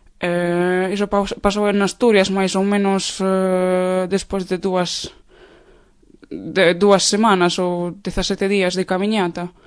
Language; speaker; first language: Galician; non-native, fluent; Polish